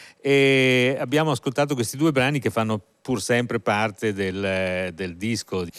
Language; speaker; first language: Italian; native; Italian